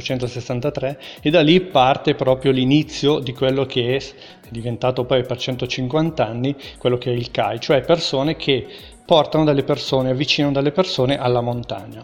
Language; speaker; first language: Italian; native; Italian